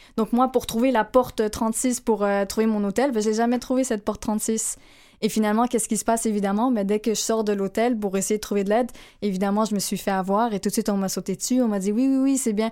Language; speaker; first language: French; native; French